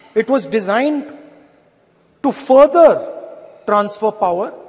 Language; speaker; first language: English; non-native, local second language; Hindi